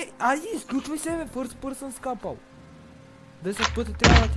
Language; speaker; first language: Bulgarian; native; Bulgarian